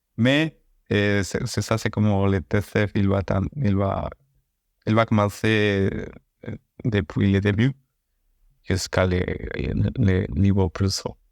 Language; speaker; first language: French; non-native, learner; Spanish